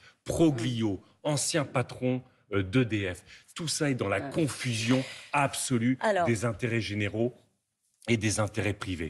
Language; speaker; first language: French; native; French